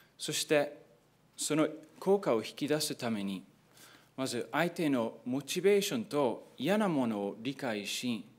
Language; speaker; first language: Japanese; non-native, fluent; English